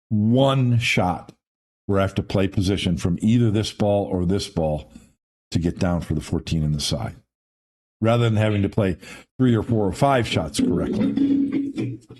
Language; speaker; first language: English; native; English